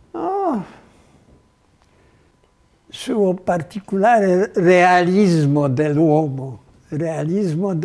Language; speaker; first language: Italian; non-native, fluent; Polish